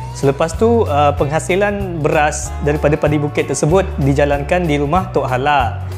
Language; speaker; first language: Malay; non-native, local second language; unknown